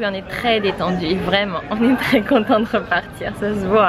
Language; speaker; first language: French; native; French